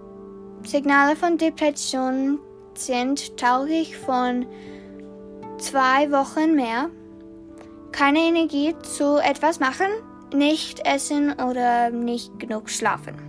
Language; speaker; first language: German; non-native, learner; English